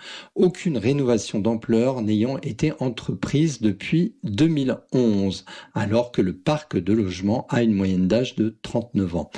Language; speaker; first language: French; native; French